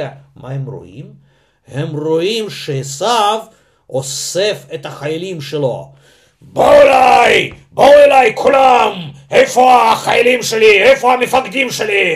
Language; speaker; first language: Hebrew; non-native, fluent; Russian